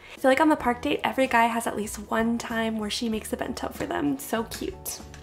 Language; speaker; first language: English; native; English